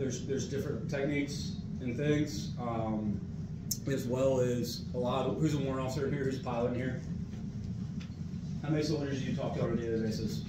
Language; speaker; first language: English; native; English